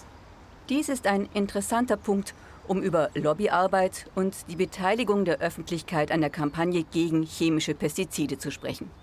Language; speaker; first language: German; native; German